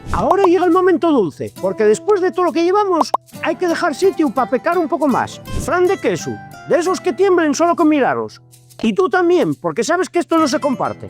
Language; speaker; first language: Asturian; native; Asturian